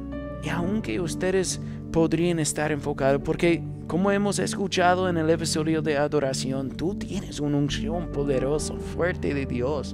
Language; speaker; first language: Spanish; non-native, fluent; English